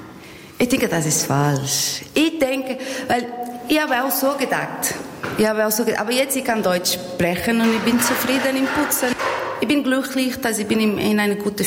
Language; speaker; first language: German; non-native, learner; Portuguese